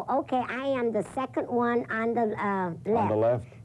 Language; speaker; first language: English; native; English